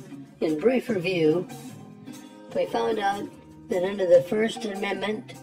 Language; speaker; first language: English; native; English